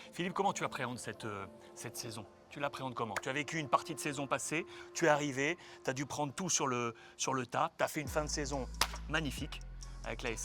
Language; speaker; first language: French; native; French